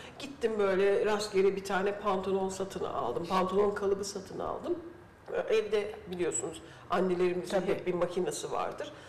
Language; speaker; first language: Turkish; early bilingual, heritage; Turkish